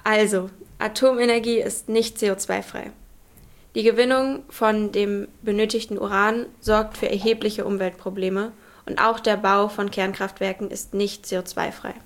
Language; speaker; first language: German; native; German